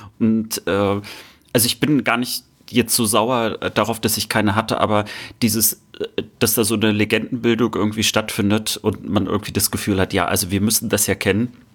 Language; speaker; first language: German; native; German